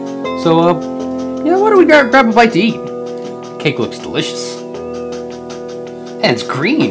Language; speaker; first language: English; native; English